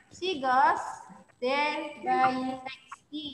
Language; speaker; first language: English; non-native, learner; Indonesian